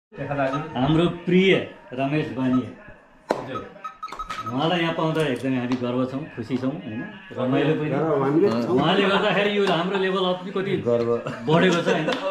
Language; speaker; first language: Nepali; native; Nepali